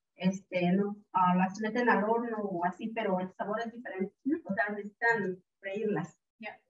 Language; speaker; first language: English; early bilingual, heritage; Spanish